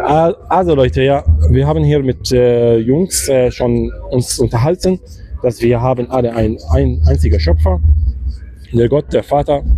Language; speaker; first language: German; non-native, learner; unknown